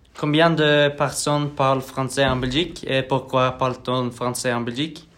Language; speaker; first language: French; non-native, learner; Norwegian